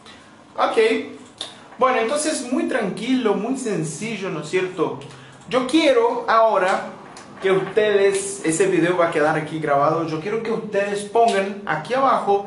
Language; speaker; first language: Spanish; non-native, fluent; Portuguese